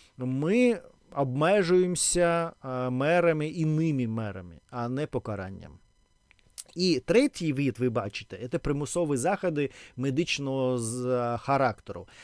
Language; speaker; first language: Ukrainian; non-native, local second language; Russian